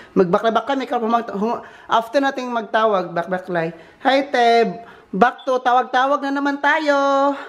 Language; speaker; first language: Filipino; non-native, local second language; Cebuano